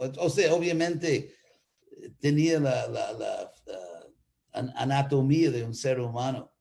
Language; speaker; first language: Spanish; non-native, fluent; English